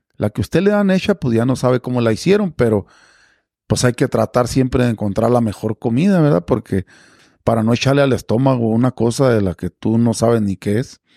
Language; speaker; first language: Spanish; native; Spanish